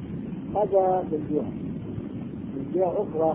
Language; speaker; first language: Arabic; native; Arabic